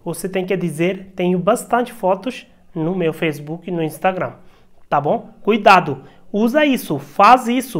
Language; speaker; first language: Portuguese; non-native, learner; Hindi